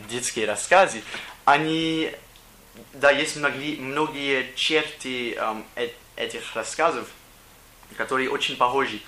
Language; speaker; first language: Russian; non-native, learner; English